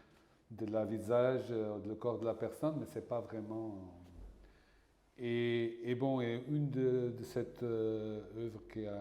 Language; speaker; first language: French; non-native, fluent; Portuguese